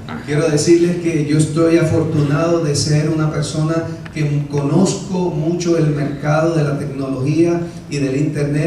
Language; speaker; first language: Spanish; native; Spanish